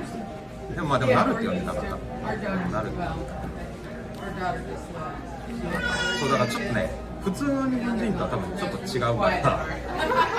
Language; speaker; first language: Japanese; native; Japanese